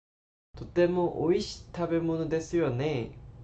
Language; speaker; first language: Japanese; non-native, learner; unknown